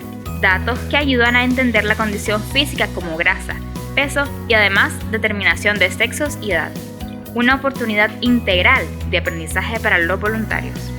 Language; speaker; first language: Spanish; native; Spanish